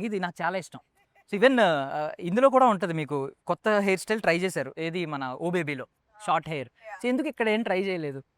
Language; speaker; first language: Telugu; native; Telugu